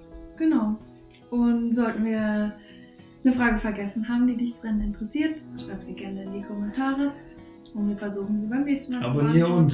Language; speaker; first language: German; native; German